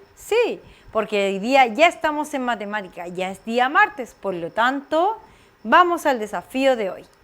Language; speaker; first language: Spanish; native; Spanish